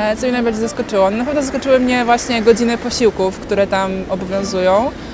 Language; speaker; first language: Polish; native; Polish